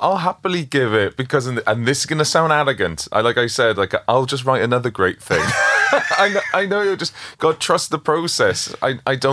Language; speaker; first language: English; native; English